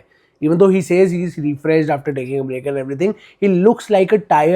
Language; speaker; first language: English; non-native, local second language; Hindi